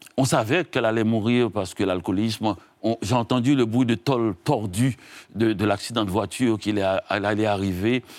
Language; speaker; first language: French; non-native, local second language; Haitian Creole